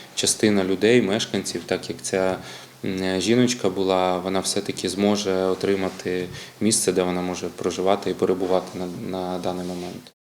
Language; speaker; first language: Ukrainian; native; Ukrainian